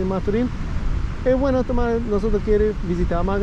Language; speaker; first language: Spanish; non-native, learner; English